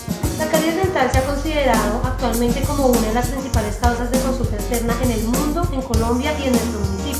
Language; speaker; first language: Spanish; native; Spanish